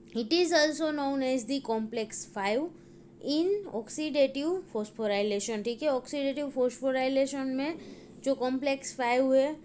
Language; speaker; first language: Hindi; non-native, local second language; Gujarati